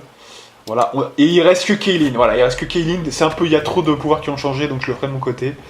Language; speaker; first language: French; native; French